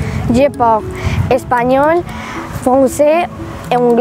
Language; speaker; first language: French; non-native, learner; Romanian